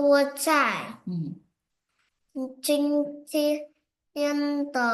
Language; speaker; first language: Chinese; non-native, learner; Vietnamese